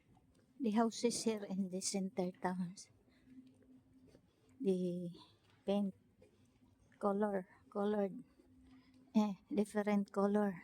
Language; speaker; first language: English; non-native, learner; Filipino